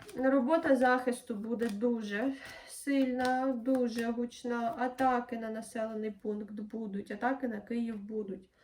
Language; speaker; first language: Ukrainian; non-native, local second language; Russian